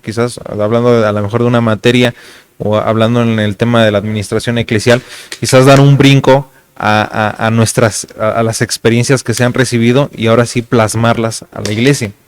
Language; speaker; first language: Spanish; native; Spanish